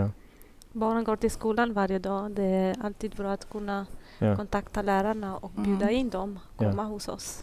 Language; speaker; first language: Swedish; non-native, fluent; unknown